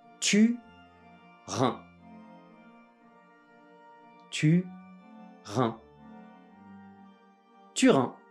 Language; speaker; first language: Japanese; non-native, fluent; French